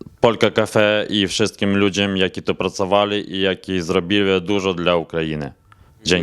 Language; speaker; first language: Polish; non-native, learner; Ukrainian